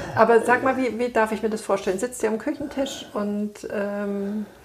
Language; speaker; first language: German; native; German